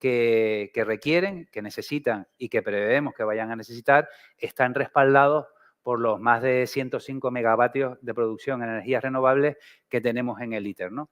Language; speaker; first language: Spanish; native; Spanish